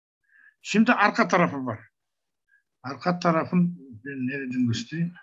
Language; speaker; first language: Turkish; non-native, learner; Kazakh